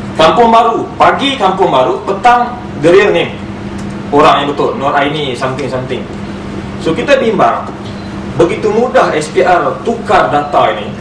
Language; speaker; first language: Malay; native; Malay